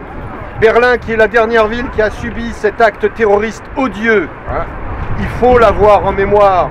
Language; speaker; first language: French; native; French